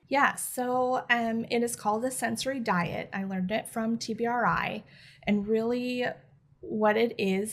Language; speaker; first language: English; native; English